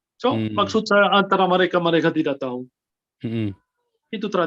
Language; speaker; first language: Indonesian; non-native, fluent; Arabic